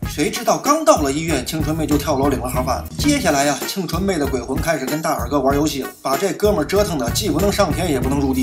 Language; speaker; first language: Chinese; native; Chinese